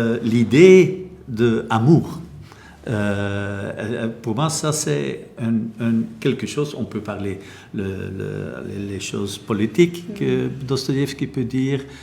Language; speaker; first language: French; non-native, local second language; Dutch